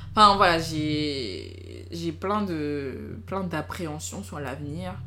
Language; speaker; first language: French; native; French